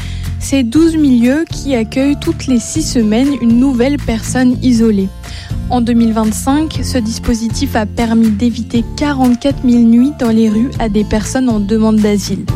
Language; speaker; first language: French; native; French